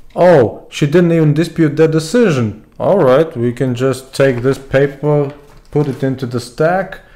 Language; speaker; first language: English; non-native, fluent; Latvian